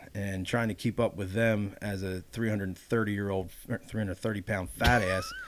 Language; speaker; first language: English; native; English